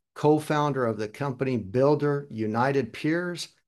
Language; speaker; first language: English; early bilingual, other home language; German